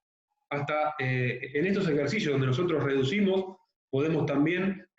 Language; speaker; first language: Spanish; native; Spanish